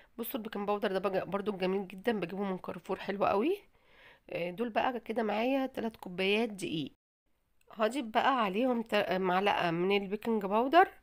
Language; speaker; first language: Arabic; native; Arabic